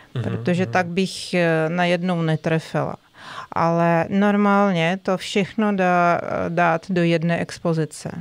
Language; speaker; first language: Czech; non-native, fluent; Russian